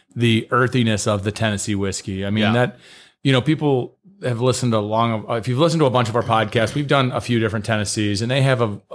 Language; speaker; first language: English; native; English